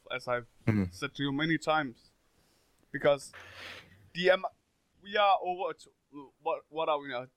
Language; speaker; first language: English; non-native, fluent; Danish